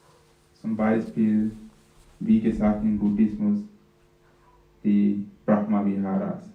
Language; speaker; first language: German; non-native, fluent; Sinhala